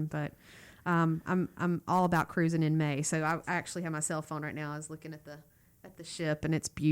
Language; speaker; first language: English; native; English